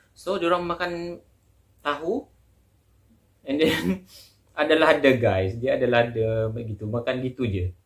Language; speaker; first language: Malay; native; Malay